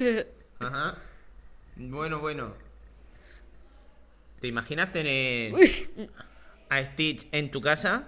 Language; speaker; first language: Spanish; native; Spanish